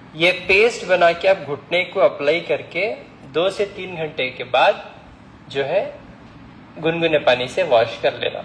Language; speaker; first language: Hindi; non-native, local second language; Urdu